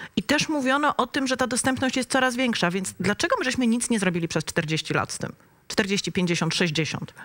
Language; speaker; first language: Polish; native; Polish